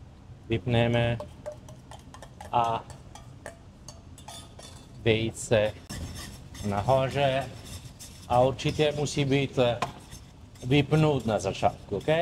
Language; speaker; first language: Czech; non-native, learner; Italian